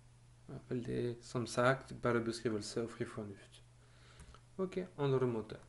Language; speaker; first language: Norwegian; non-native, fluent; French